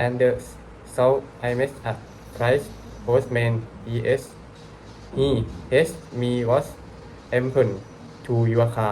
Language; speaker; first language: English; non-native, learner; Thai